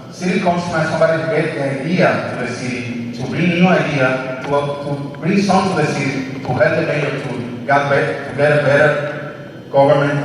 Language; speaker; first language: English; non-native, learner; Spanish